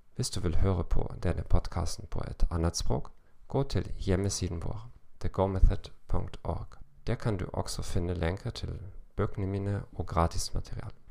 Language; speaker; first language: Norwegian; non-native, learner; German